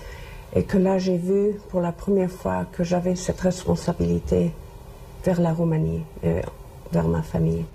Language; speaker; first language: French; non-native, local second language; English